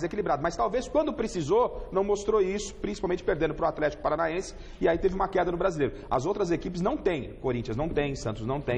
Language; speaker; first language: Portuguese; native; Portuguese